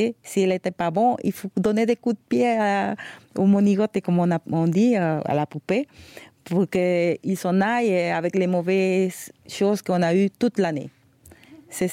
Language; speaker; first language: French; non-native, fluent; Spanish